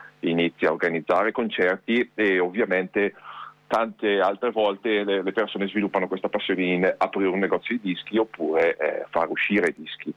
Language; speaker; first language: Italian; native; Italian